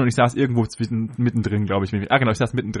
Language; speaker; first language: German; native; German